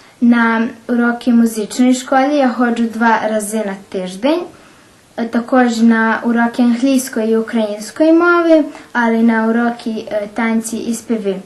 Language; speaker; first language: Ukrainian; early bilingual, heritage; Ukrainian